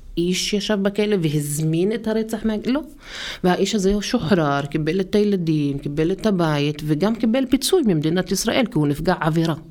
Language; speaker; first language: Hebrew; non-native, local second language; Arabic